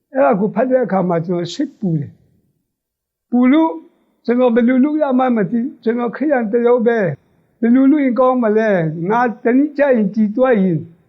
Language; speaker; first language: Burmese; non-native, local second language; Hakha Chin